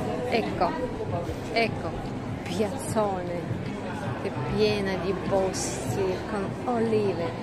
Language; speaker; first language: Italian; non-native, learner; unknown